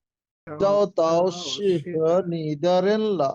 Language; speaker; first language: Chinese; non-native, learner; Bangla